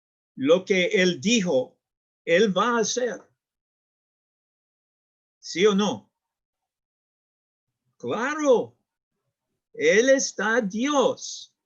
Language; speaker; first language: Spanish; non-native, learner; English